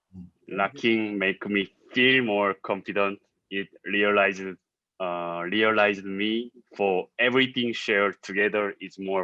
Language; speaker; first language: English; non-native, learner; Korean